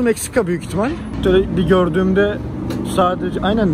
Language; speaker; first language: Turkish; native; Turkish